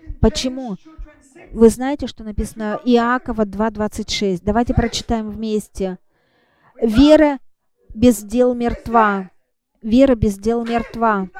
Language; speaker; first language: Russian; non-native, fluent; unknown